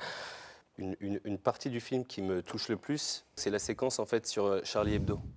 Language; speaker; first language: French; native; French